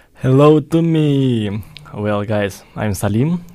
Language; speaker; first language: English; non-native, fluent; Russian